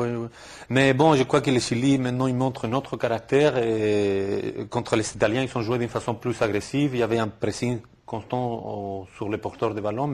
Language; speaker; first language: French; non-native, fluent; Spanish